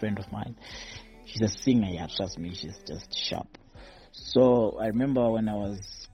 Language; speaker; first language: English; non-native, local second language; Shona